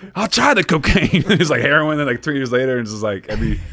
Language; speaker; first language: English; native; English